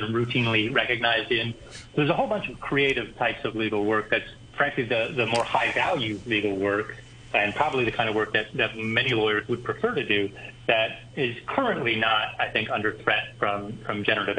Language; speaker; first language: English; native; English